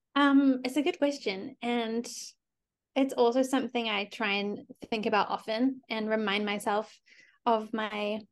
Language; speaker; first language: English; native; English